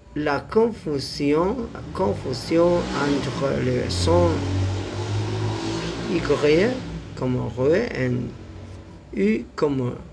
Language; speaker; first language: French; non-native, learner; Spanish